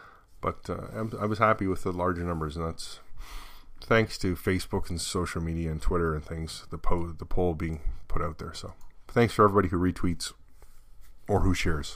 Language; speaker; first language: English; native; English